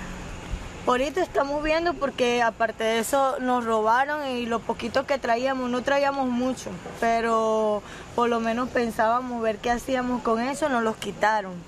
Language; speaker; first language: Spanish; native; Spanish